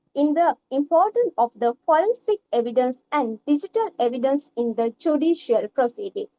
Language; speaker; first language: English; non-native, local second language; Sinhala